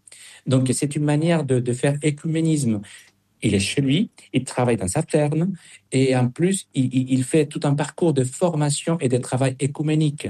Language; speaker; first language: French; non-native, fluent; Spanish